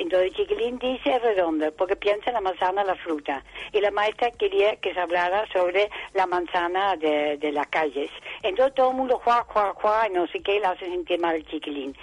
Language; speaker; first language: Spanish; non-native, fluent; Dutch